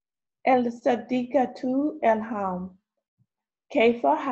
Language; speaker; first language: Arabic; non-native, learner; English